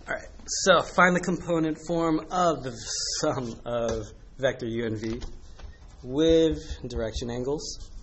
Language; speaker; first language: English; native; English